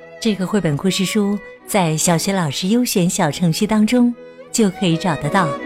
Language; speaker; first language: Chinese; native; Chinese